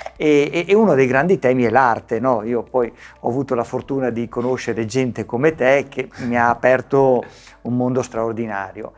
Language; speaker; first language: Italian; native; Italian